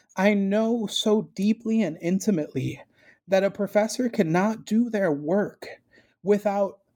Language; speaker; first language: English; early bilingual, other home language; Spanish